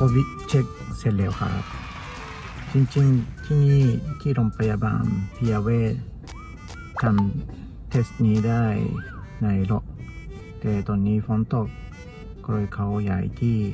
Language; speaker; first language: Thai; non-native, learner; Japanese